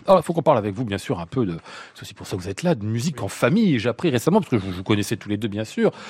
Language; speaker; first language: French; native; French